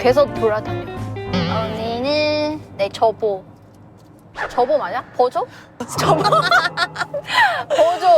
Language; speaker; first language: Korean; non-native, fluent; Chinese